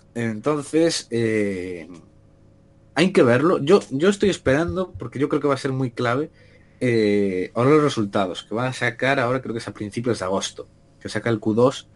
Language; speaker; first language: Spanish; native; Spanish